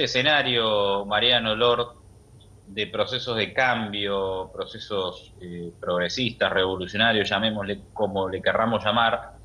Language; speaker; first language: Spanish; native; Spanish